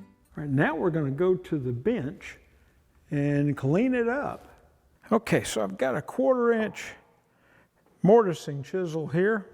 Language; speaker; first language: English; native; English